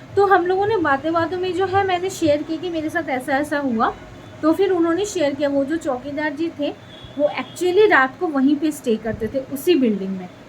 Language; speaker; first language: Hindi; non-native, local second language; Bangla